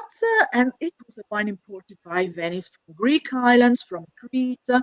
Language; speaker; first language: English; non-native, fluent; Italian